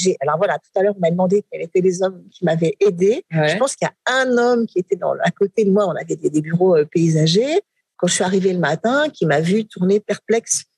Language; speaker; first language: French; native; French